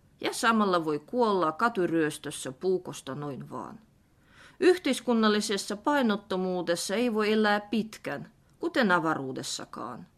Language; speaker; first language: Finnish; non-native, fluent; Russian